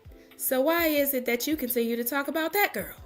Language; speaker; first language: English; native; English